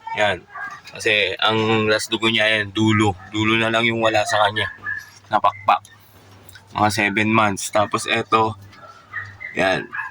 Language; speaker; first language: Filipino; native; Filipino